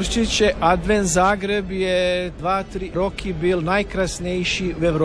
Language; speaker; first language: Slovak; non-native, learner; Croatian